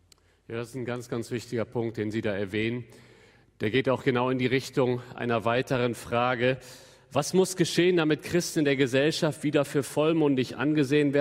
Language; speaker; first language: German; native; German